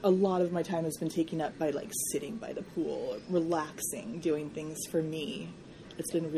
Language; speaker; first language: English; native; English